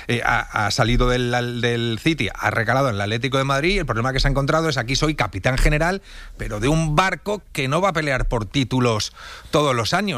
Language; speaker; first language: Spanish; native; Spanish